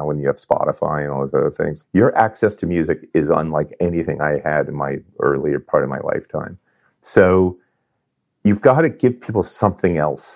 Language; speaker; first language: English; native; English